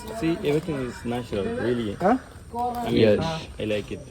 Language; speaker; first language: English; non-native, learner; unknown